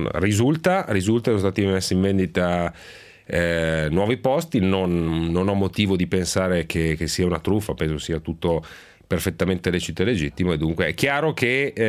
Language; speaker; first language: Italian; native; Italian